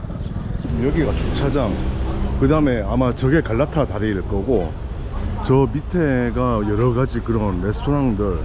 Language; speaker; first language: Korean; native; Korean